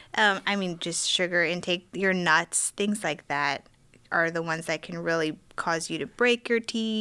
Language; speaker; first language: English; native; English